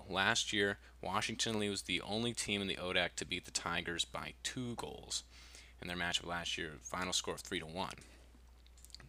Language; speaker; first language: English; native; English